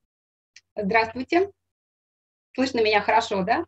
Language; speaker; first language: Russian; native; Russian